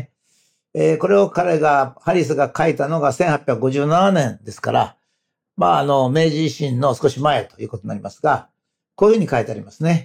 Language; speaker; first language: Japanese; native; Japanese